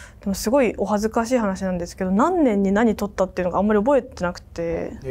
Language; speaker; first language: Japanese; native; Japanese